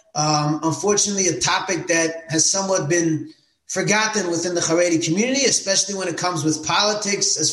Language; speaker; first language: English; native; English